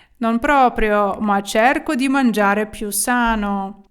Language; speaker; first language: Italian; non-native, fluent; Ukrainian